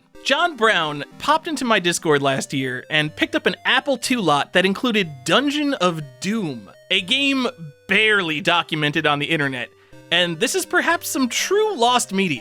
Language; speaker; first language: English; native; English